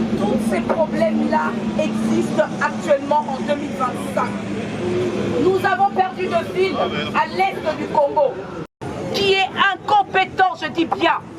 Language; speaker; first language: French; non-native, local second language; Lingala